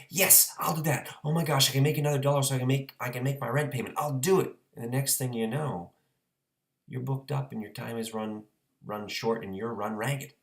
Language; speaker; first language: English; native; English